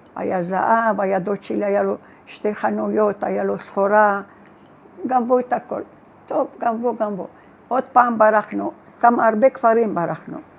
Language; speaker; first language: Hebrew; non-native, fluent; Arabic